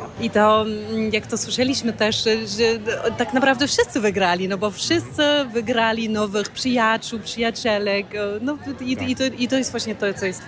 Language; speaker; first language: Polish; non-native, fluent; German